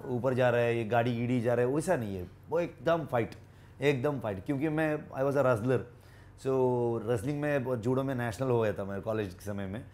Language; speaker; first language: Hindi; non-native, local second language; Kannada